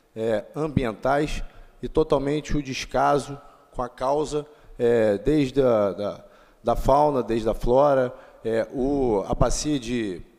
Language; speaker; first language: Portuguese; native; Portuguese